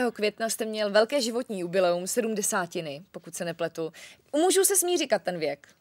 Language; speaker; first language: Czech; native; Czech